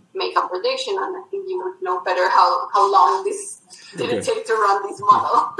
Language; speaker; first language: English; non-native, fluent; Spanish